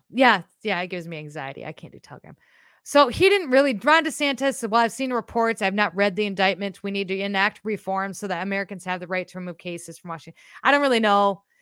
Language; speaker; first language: English; native; English